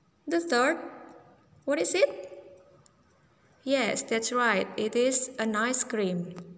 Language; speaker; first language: English; non-native, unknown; Indonesian